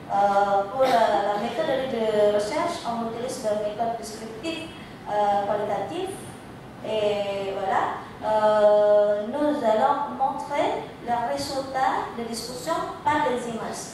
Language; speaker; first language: French; non-native, fluent; Indonesian